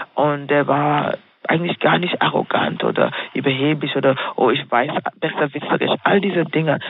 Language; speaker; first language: German; non-native, fluent; Swahili